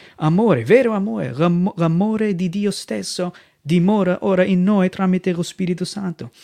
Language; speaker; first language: Italian; non-native, fluent; English